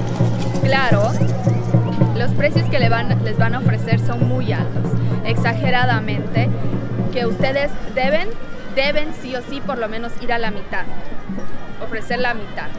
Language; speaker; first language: Spanish; non-native, local second language; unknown